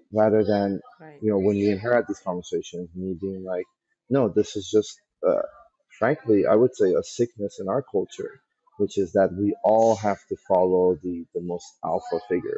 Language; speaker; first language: English; early bilingual, other home language; Persian